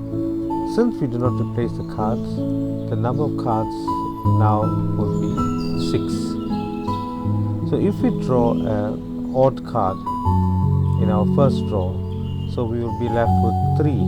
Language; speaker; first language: English; native; English